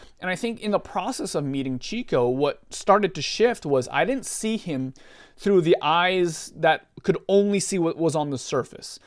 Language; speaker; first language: English; native; English